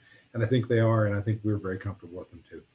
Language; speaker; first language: English; native; English